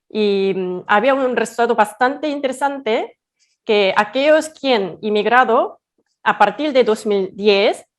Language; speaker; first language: Spanish; non-native, fluent; Korean